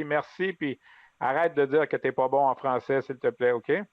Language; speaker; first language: French; native; French